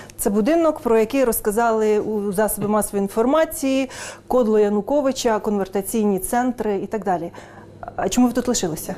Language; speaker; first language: Ukrainian; native; Ukrainian